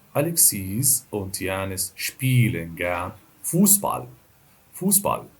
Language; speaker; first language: German; non-native, fluent; Arabic